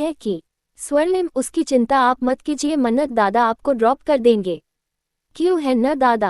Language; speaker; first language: Hindi; native; Hindi